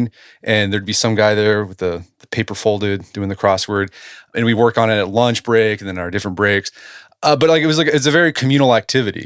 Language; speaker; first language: English; native; English